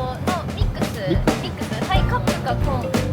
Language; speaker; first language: Japanese; native; Japanese